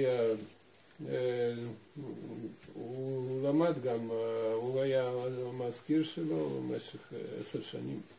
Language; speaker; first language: Hebrew; non-native, fluent; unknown